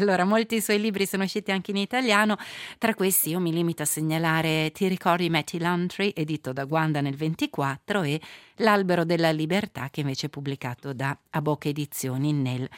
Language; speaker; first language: Italian; native; Italian